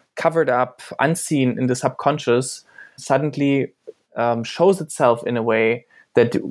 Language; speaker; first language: English; non-native, fluent; German